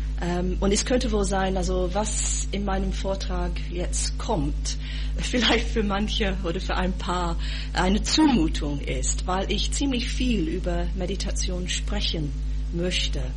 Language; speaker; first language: German; non-native, fluent; English